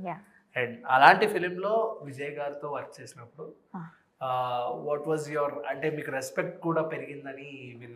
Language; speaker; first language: Telugu; native; Telugu